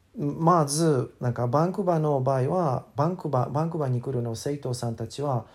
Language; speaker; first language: Japanese; non-native, learner; English